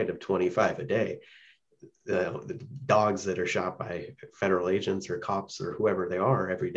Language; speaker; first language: English; native; English